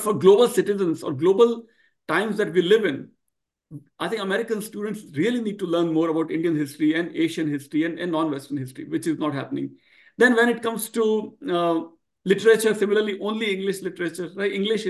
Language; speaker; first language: English; non-native, local second language; Marwari